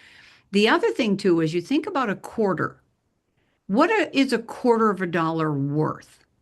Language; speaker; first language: English; native; English